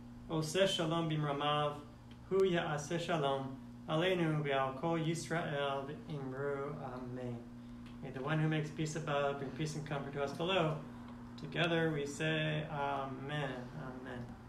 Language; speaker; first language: English; native; English